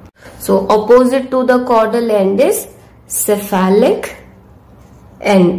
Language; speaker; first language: English; non-native, local second language; Hindi